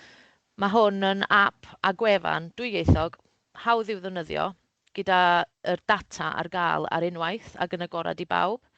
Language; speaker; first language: Welsh; native; Welsh